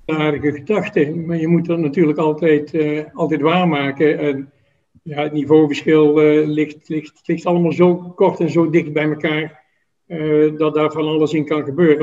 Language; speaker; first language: Dutch; native; Dutch